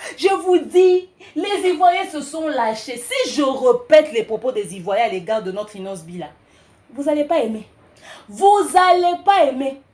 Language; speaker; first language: French; non-native, local second language; Lingala